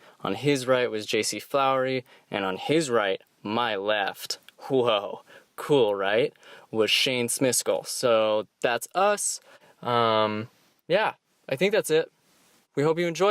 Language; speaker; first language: English; native; English